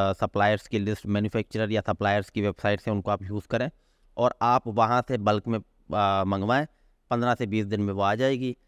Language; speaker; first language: Urdu; non-native, local second language; Sindhi